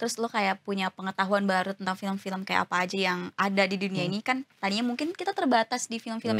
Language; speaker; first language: Indonesian; native; Indonesian